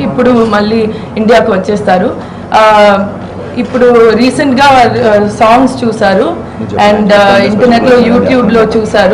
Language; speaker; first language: Telugu; non-native, local second language; Tamil